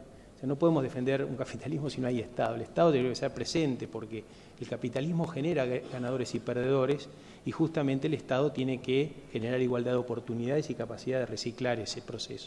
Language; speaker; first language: Spanish; native; Spanish